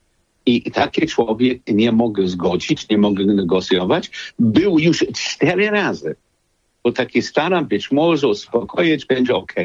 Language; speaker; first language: Polish; non-native, learner; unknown